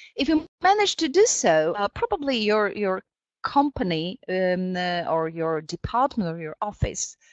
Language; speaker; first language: English; non-native, fluent; Polish